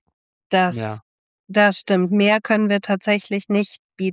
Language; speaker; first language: German; native; German